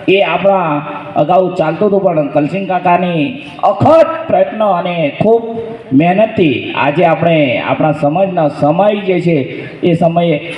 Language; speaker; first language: Gujarati; non-native, local second language; Rathawi